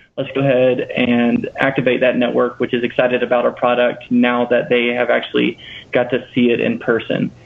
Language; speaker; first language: English; native; English